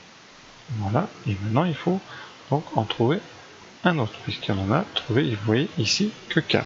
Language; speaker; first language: French; native; French